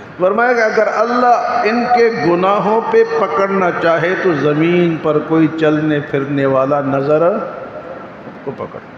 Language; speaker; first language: Urdu; non-native, local second language; Pashto